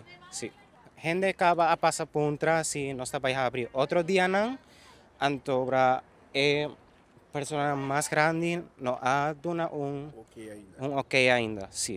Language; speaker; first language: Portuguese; non-native, learner; Papiamento